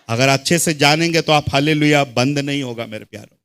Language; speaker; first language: Hindi; non-native, local second language; Telugu